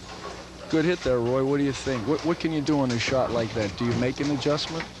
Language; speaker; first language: English; native; English